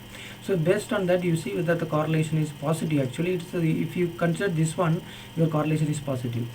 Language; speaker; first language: English; non-native, local second language; Tamil